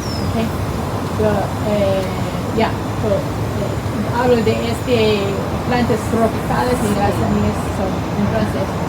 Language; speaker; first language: Spanish; non-native, learner; English